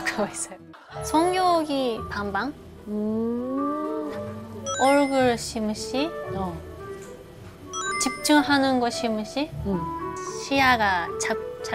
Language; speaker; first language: Korean; non-native, learner; Japanese